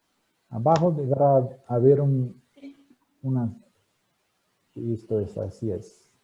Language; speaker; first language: Spanish; non-native, fluent; Portuguese